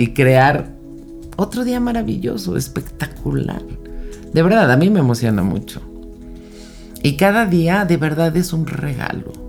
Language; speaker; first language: Spanish; native; Spanish